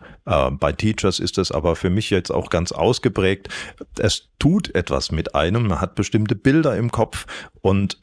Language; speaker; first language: German; native; German